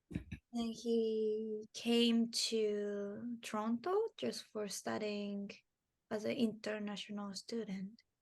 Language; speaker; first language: English; non-native, learner; Japanese